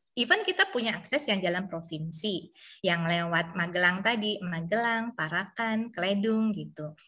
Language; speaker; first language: Indonesian; native; Indonesian